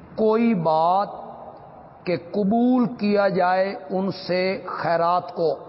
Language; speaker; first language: Urdu; non-native, local second language; Punjabi